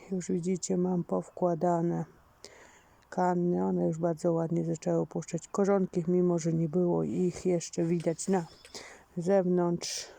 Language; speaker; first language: Polish; native; Polish